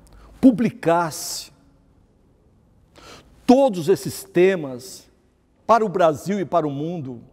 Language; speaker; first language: Portuguese; native; Portuguese